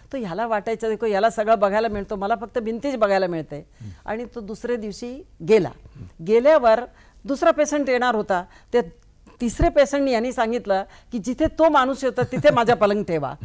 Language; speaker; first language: Marathi; non-native, local second language; Hindi